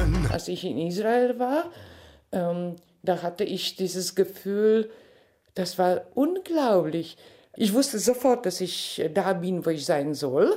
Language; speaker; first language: German; non-native, fluent; Polish